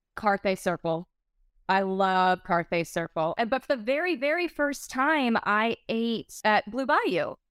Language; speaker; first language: English; native; English